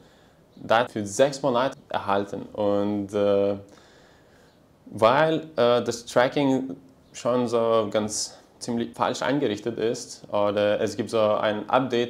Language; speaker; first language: German; non-native, fluent; Lithuanian